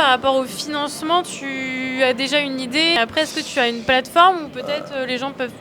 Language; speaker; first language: French; native; French